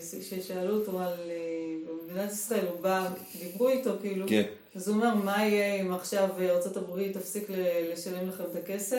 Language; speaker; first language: Hebrew; native; Hebrew